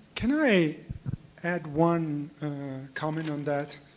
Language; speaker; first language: English; non-native, fluent; Portuguese